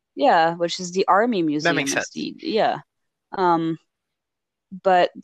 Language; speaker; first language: English; non-native, fluent; French